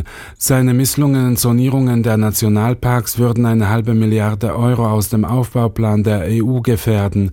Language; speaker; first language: German; native; German